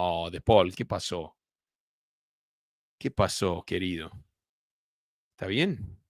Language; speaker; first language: Spanish; early bilingual, heritage; Spanish